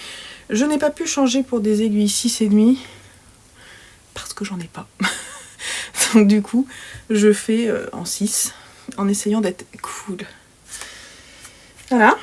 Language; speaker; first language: French; native; French